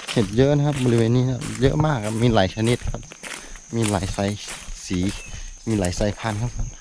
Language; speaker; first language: Thai; non-native, local second language; Karen languages